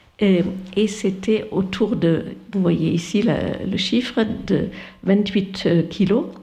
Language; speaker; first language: French; non-native, fluent; German